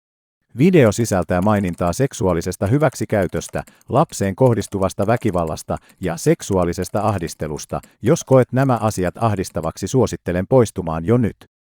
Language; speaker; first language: Finnish; native; Finnish